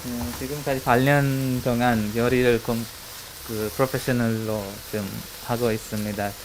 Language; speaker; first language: Korean; non-native, learner; Hungarian